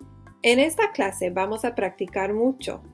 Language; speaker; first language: Spanish; non-native, fluent; English